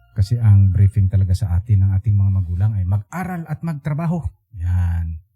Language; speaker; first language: Filipino; non-native, local second language; Aklanon